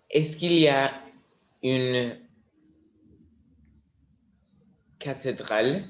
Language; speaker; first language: French; non-native, learner; Spanish